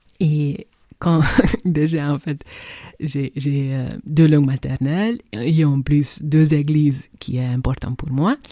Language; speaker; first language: French; non-native, fluent; Hungarian